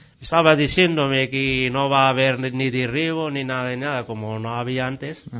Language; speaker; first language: Spanish; non-native, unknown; Arabic